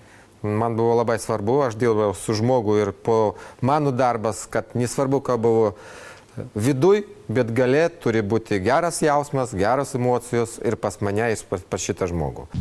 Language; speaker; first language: Lithuanian; non-native, learner; Russian